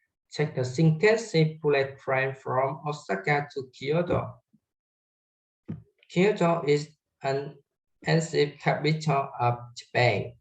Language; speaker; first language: English; non-native, learner; Vietnamese